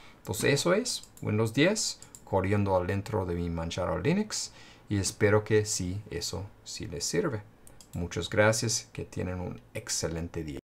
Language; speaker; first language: Spanish; non-native, fluent; English